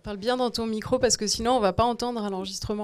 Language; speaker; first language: French; native; French